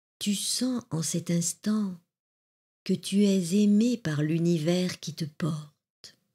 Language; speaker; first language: French; native; French